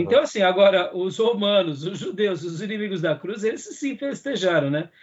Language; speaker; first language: Portuguese; native; Portuguese